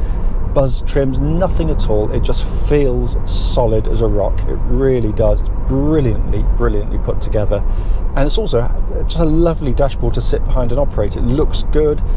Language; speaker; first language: English; native; English